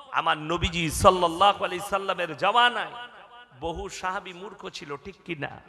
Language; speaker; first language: Bangla; native; Bangla